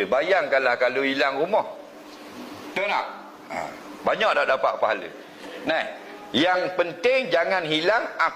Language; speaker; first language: Malay; native; Malay